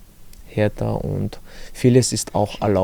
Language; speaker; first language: German; non-native, learner; Chechen